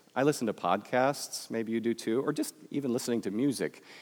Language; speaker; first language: English; native; English